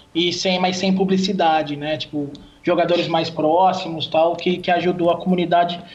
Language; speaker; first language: Portuguese; native; Portuguese